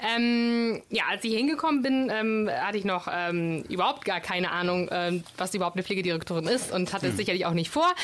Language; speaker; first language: German; non-native, fluent; Italian